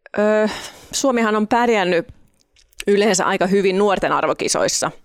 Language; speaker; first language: Finnish; non-native, local second language; Swedish